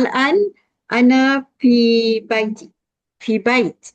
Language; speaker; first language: Arabic; non-native, learner; Malay